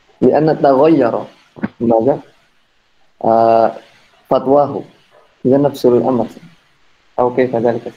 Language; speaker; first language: Arabic; non-native, learner; Indonesian